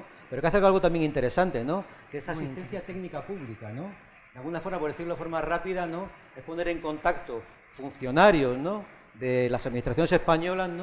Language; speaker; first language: Spanish; native; Spanish